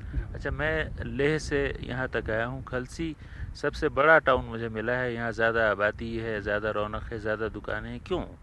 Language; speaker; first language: Urdu; native; Urdu